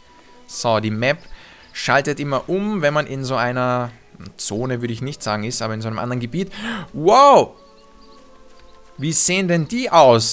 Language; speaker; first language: German; native; German